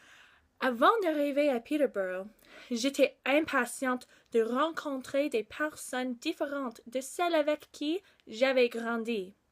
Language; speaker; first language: French; non-native, local second language; English